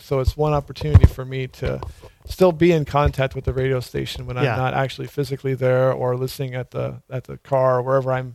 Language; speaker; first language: English; native; English